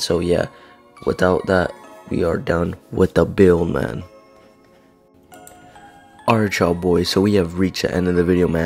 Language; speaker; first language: English; native; English